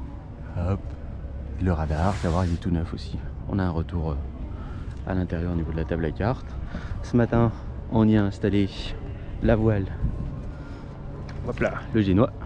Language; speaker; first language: French; native; French